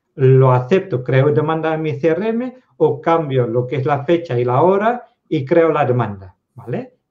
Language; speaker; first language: Spanish; non-native, fluent; Dutch